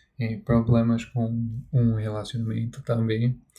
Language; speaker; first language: Portuguese; non-native, learner; English